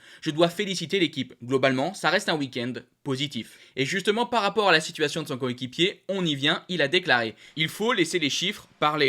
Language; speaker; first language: French; native; French